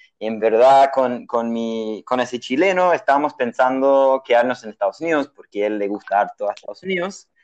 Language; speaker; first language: Spanish; non-native, fluent; English